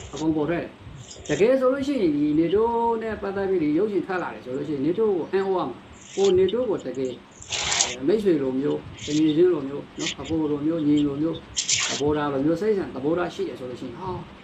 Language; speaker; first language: Burmese; native; Burmese